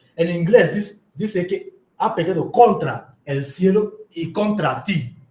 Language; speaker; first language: Spanish; non-native, fluent; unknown